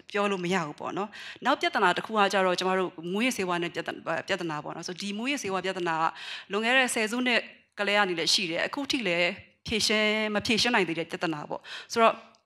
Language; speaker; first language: Burmese; non-native, local second language; Kachin